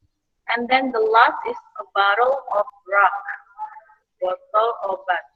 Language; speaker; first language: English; non-native, fluent; Indonesian